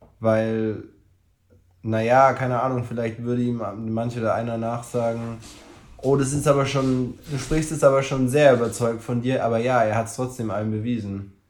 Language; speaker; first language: German; native; German